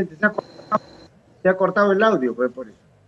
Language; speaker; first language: Spanish; native; Spanish